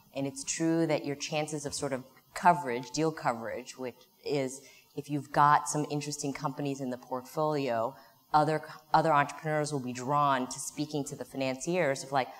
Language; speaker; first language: English; native; English